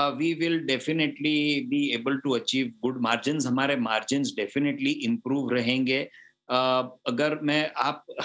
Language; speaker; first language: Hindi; non-native, local second language; Gujarati